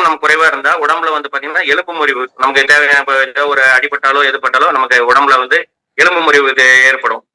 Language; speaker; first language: Tamil; native; Tamil